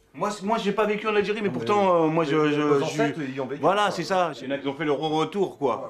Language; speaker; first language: French; early bilingual, other home language; Arabic